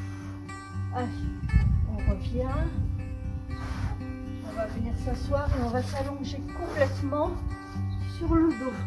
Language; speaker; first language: French; native; French